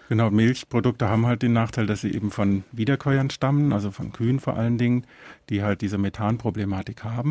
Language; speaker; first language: German; native; German